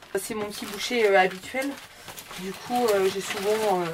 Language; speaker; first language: French; native; French